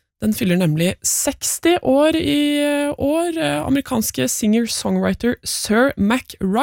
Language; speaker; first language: Norwegian; native; Norwegian